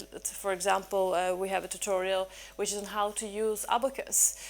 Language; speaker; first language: English; non-native, fluent; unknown